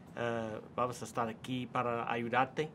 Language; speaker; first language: Spanish; non-native, learner; English